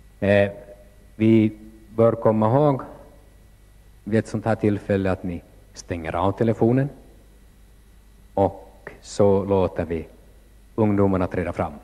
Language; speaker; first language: Swedish; native; Swedish